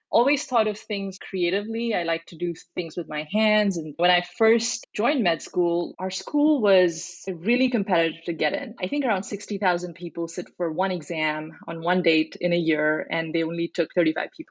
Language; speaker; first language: English; non-native, local second language; Hindi